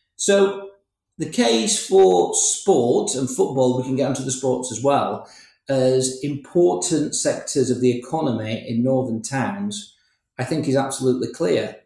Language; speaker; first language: English; native; English